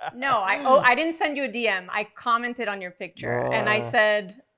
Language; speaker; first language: English; non-native, fluent; Portuguese